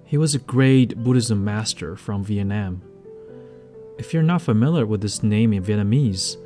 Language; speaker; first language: English; non-native, fluent; Chinese